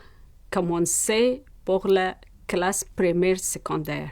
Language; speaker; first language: French; non-native, learner; Persian